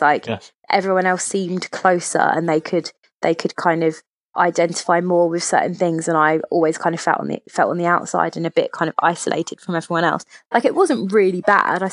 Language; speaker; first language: English; native; English